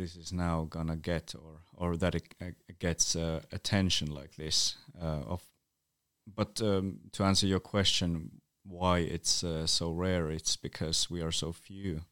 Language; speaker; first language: English; non-native, fluent; Northern Sami